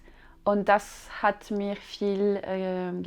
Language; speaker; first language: German; non-native, learner; French